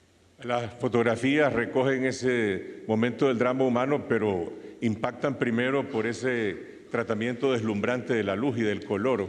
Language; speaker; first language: Spanish; native; Spanish